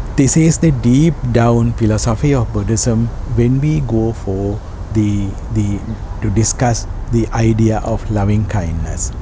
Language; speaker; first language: English; non-native, local second language; Sinhala